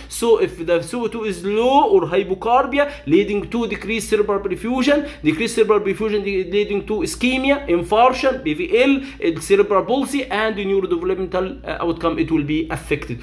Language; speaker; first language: English; non-native, fluent; Arabic